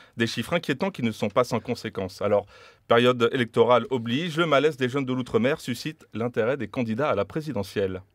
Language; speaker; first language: French; native; French